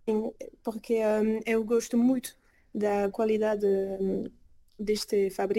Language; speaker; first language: Portuguese; early bilingual, heritage; French